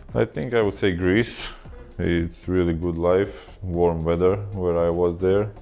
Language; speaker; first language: English; non-native, fluent; Croatian